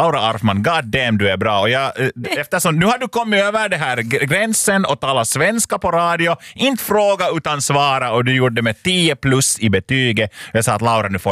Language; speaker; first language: Swedish; native; Swedish